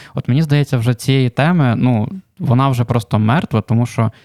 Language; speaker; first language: Ukrainian; native; Ukrainian